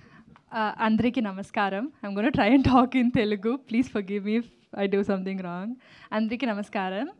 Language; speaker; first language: Telugu; non-native, learner; Tamil